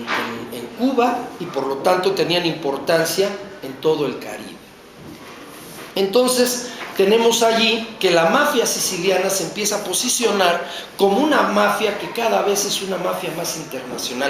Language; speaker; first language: Spanish; native; Spanish